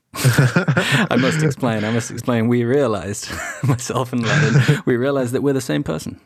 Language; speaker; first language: English; native; English